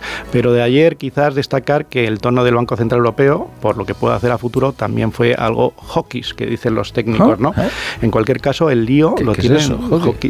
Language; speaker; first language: Spanish; native; Spanish